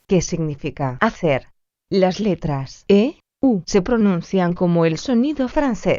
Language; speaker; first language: Spanish; non-native, fluent; French